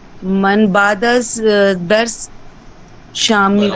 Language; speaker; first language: Persian; non-native, learner; Urdu